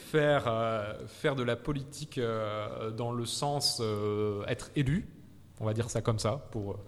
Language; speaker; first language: French; native; French